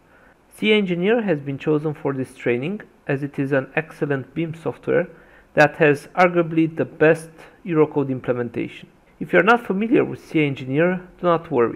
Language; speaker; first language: English; non-native, fluent; Romanian